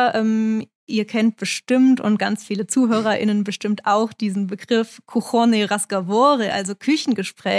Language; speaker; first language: German; native; German